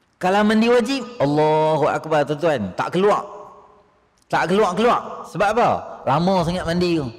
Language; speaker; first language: Malay; native; Malay